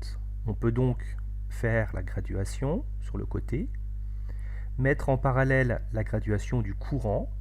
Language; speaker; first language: French; native; French